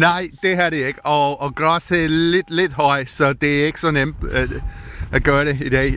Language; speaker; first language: Danish; non-native, learner; English